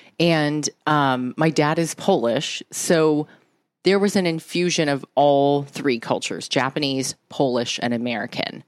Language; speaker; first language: English; early bilingual, other home language; Japanese